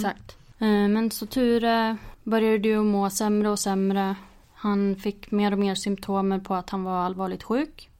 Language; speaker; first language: Swedish; native; Swedish